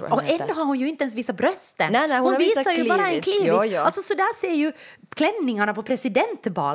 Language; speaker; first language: Swedish; native; Swedish